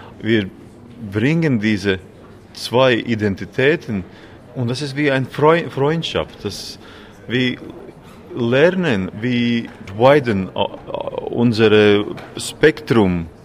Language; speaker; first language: German; non-native, learner; Latvian